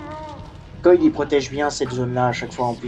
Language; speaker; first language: French; native; French